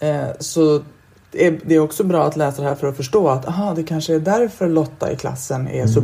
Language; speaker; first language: Swedish; native; Swedish